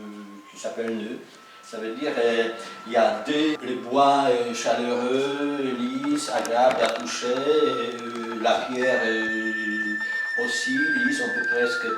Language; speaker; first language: French; non-native, fluent; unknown